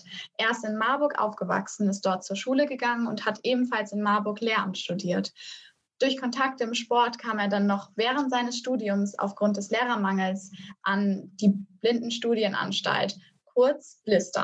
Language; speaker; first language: German; native; German